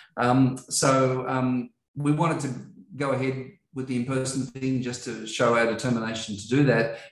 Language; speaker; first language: English; native; English